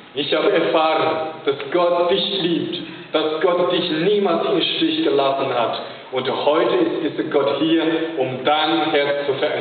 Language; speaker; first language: German; non-native, fluent; Chinese